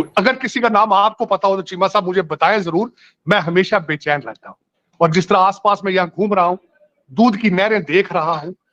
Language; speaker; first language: Urdu; non-native, local second language; Punjabi